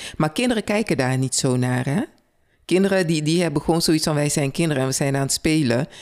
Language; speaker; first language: Dutch; early bilingual, other home language; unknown